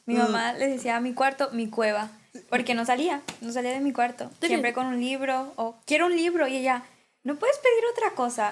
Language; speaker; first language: Spanish; early bilingual, heritage; Spanish